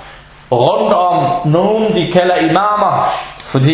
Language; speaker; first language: Danish; non-native, fluent; Arabic